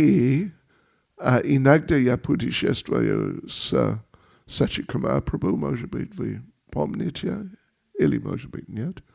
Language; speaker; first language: Russian; non-native, learner; English